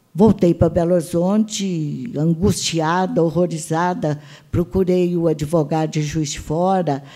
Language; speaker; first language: Portuguese; native; Portuguese